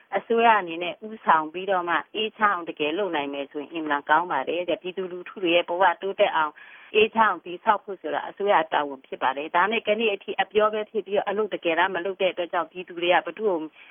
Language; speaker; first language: Burmese; non-native, local second language; Shan